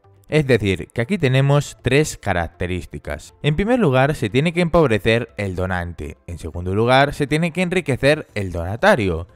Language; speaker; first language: Spanish; native; Spanish